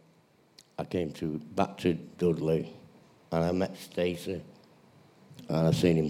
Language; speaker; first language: English; native; English